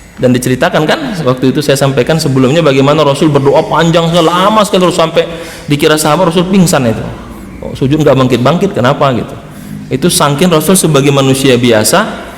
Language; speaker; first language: Indonesian; native; Indonesian